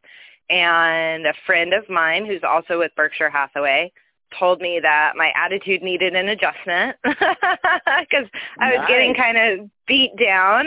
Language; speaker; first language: English; native; English